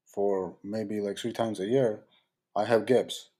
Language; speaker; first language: English; non-native, fluent; Georgian